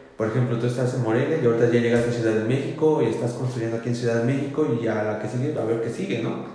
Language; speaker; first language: Spanish; native; Spanish